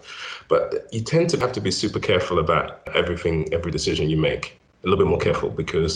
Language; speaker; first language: English; native; English